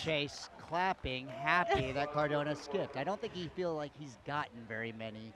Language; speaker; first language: English; native; English